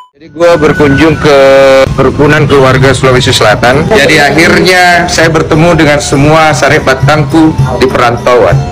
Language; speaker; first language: Indonesian; native; Indonesian